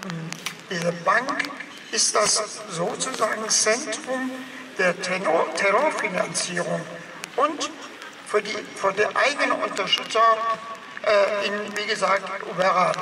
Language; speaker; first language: German; non-native, fluent; Persian